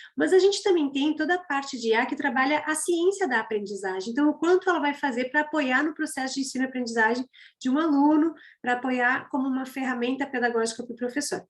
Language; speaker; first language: Portuguese; native; Portuguese